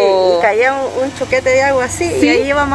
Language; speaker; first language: Spanish; native; Spanish